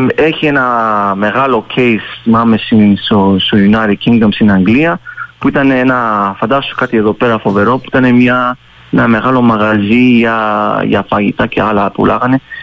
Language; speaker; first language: Greek; early bilingual, heritage; Greek